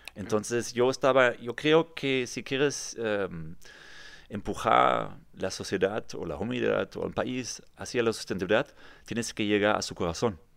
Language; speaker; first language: Spanish; non-native, fluent; German